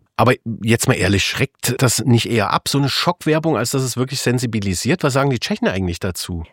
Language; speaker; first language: German; native; German